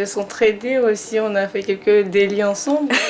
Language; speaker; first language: French; non-native, local second language; Comorian